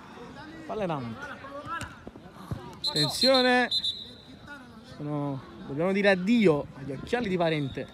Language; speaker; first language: Italian; native; Italian